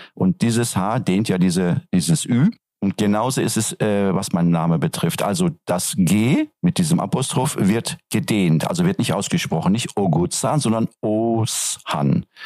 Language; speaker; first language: German; non-native, fluent; Turkish